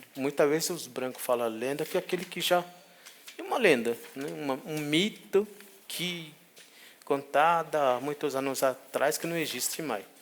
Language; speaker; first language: Portuguese; non-native, local second language; Guarani